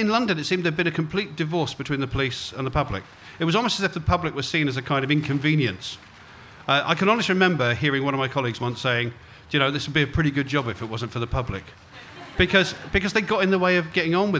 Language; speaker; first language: English; native; English